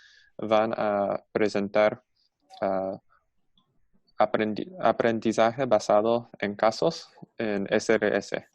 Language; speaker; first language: Spanish; non-native, fluent; English